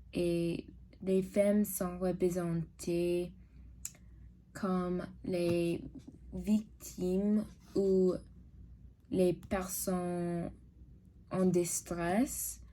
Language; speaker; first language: French; non-native, learner; English